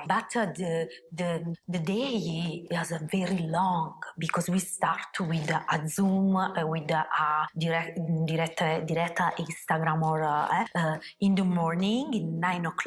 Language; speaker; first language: English; non-native, learner; Italian